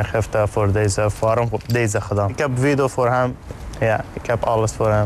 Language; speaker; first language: Dutch; non-native, learner; Arabic